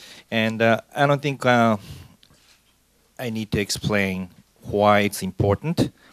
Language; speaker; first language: English; non-native, fluent; Japanese